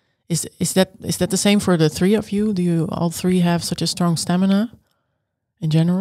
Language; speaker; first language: English; non-native, fluent; Dutch